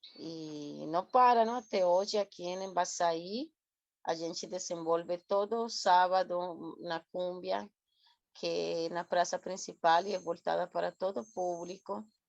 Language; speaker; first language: Portuguese; non-native, fluent; Spanish